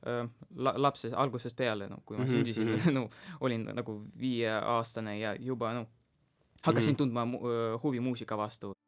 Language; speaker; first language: Estonian; non-native, local second language; Russian